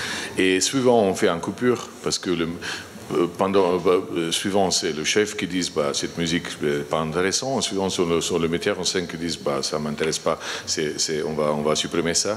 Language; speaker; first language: French; non-native, fluent; Slovenian